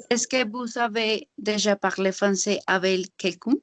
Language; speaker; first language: French; non-native, learner; Spanish